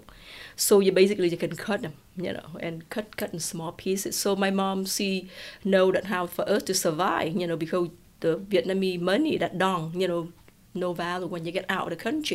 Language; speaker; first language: English; non-native, fluent; Vietnamese